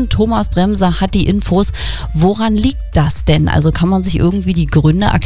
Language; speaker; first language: German; native; German